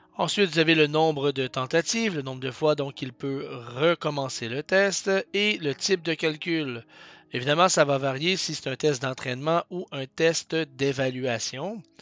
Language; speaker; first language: French; native; French